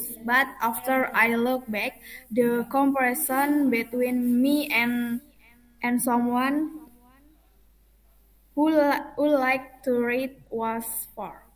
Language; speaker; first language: English; non-native, learner; Indonesian